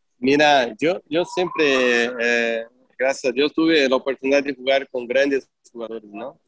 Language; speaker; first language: Spanish; non-native, fluent; Portuguese